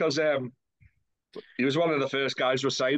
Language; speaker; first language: English; native; English